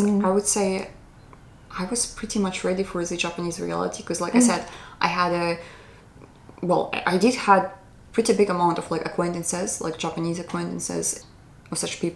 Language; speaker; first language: English; non-native, fluent; Russian